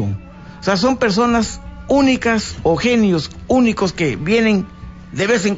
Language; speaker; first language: Spanish; native; Spanish